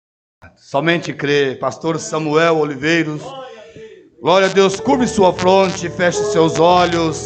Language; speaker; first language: Portuguese; native; Portuguese